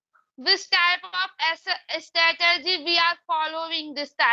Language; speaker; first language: English; non-native, learner; Hindi